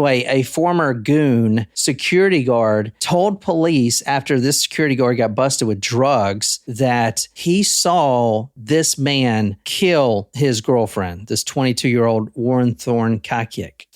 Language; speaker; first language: English; native; English